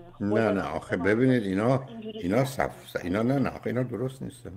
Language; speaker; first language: Persian; native; Persian